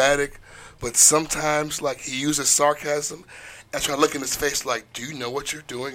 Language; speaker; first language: English; early bilingual, other home language; Haitian Creole